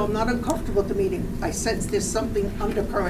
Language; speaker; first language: English; native; English